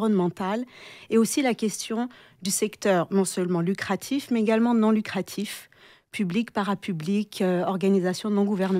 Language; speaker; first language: French; native; French